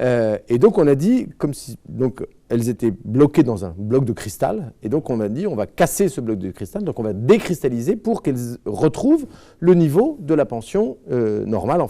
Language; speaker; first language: French; native; French